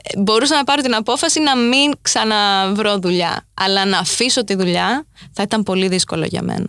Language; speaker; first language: Greek; early bilingual, heritage; Greek